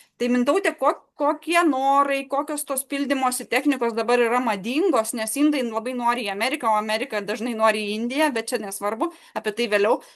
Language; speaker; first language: Lithuanian; native; Lithuanian